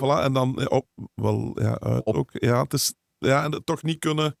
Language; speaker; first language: Dutch; native; Dutch